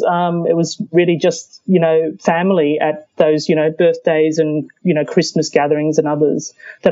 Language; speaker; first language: English; early bilingual, other home language; Cantonese